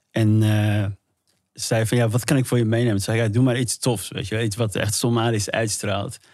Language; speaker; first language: Dutch; early bilingual, other home language; Somali